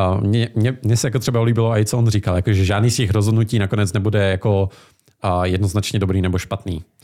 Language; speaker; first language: Czech; native; Czech